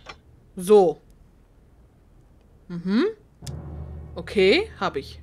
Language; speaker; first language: German; native; German